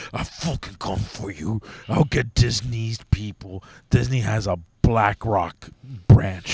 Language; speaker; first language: English; native; English